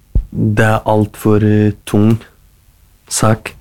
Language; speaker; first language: Norwegian; non-native, learner; Kurdish